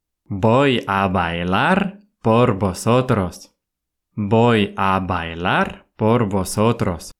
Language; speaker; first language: Spanish; non-native, fluent; Russian